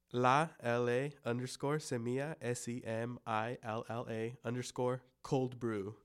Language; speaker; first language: English; early bilingual, other home language; Spanish